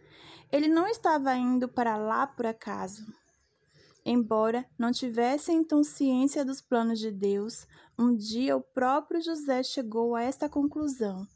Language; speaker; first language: Portuguese; native; Portuguese